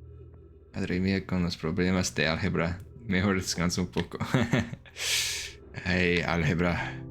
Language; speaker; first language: Spanish; non-native, learner; English